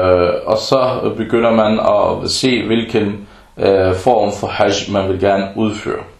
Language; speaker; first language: Danish; early bilingual, other home language; Arabic